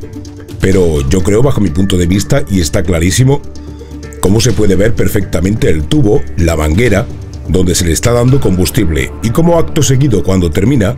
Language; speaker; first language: Spanish; native; Spanish